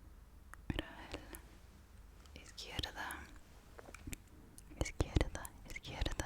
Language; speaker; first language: Spanish; non-native, learner; English